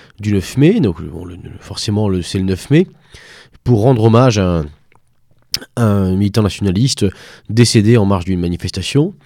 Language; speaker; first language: French; native; French